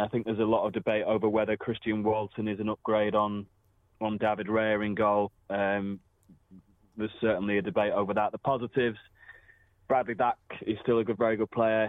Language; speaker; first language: English; native; English